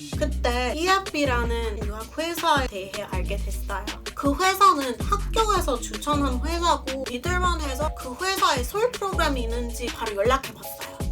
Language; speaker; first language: Korean; non-native, fluent; English